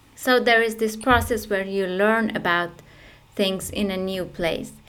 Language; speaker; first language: English; non-native, fluent; Persian